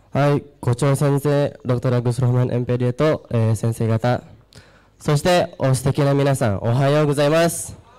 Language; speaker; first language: Japanese; non-native, learner; Sundanese